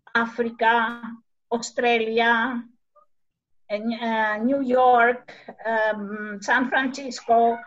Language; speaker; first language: English; non-native, fluent; Greek